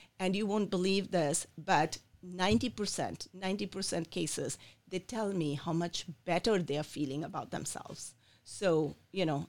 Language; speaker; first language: English; non-native, local second language; Bangla